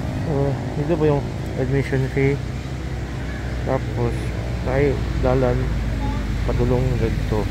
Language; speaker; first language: Filipino; non-native, local second language; Cebuano